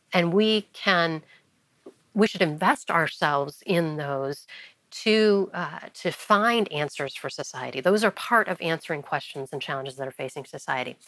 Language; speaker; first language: English; native; English